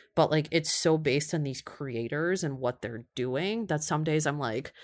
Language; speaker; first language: English; early bilingual, other home language; Russian